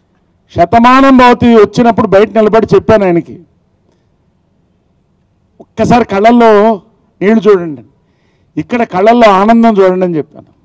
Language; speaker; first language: Telugu; native; Telugu